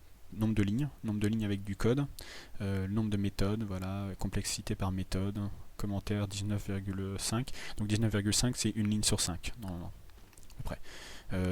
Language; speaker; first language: French; native; French